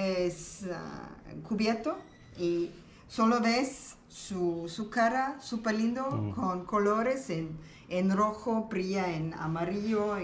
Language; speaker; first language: Spanish; non-native, learner; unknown